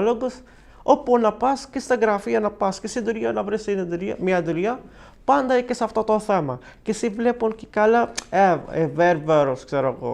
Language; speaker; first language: Greek; non-native, learner; Arabic